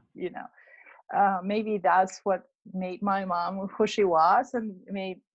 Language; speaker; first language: English; non-native, fluent; Spanish